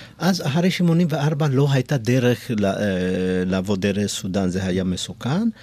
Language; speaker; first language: Hebrew; non-native, fluent; Amharic